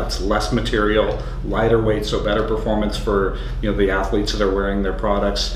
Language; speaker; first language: English; native; English